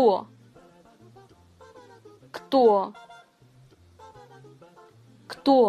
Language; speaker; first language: Russian; non-native, fluent; Kazakh